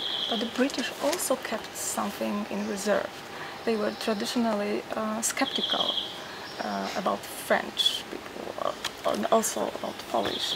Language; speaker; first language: English; non-native, fluent; Polish